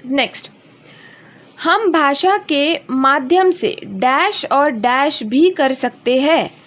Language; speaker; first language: Hindi; non-native, local second language; Marathi